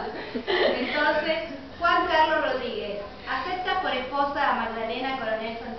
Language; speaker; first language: Spanish; native; Spanish